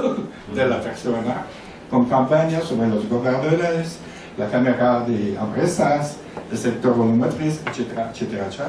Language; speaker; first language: Spanish; non-native, learner; French